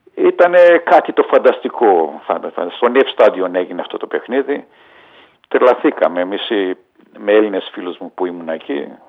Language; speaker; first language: Greek; early bilingual, heritage; Greek